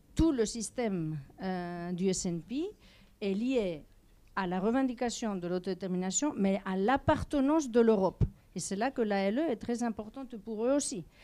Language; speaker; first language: French; non-native, fluent; Spanish